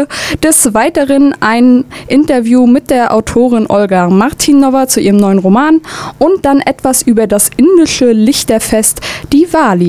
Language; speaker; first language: German; native; German